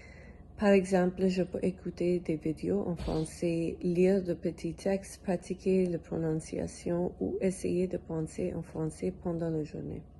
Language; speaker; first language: French; non-native, learner; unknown